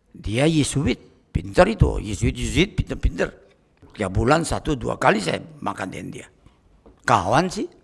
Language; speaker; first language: Indonesian; native; Indonesian